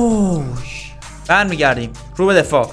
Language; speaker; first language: Persian; native; Persian